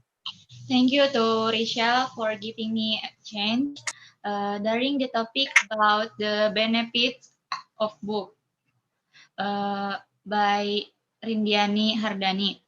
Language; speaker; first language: English; non-native, learner; Indonesian